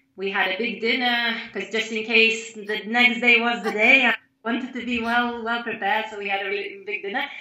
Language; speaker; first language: English; non-native, fluent; Lithuanian